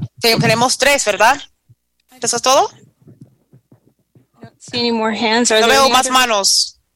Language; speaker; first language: Spanish; non-native, fluent; English